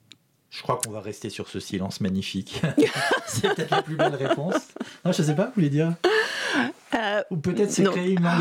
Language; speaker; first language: French; native; French